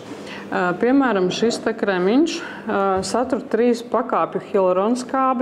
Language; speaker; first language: Latvian; native; Latvian